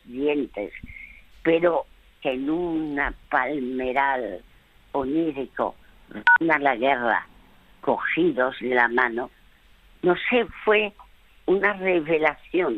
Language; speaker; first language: Spanish; non-native, fluent; French